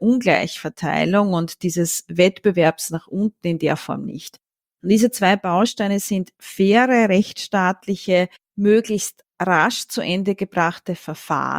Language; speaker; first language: German; native; German